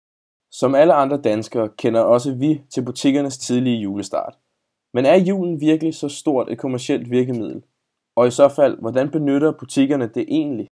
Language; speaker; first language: Danish; native; Danish